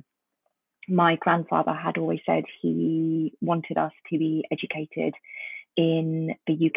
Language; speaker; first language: English; early bilingual, other home language; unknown